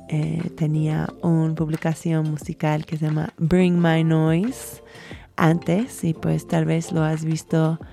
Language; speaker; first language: Spanish; non-native, fluent; English